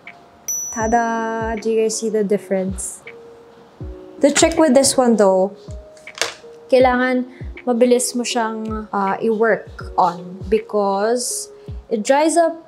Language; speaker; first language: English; non-native, local second language; Filipino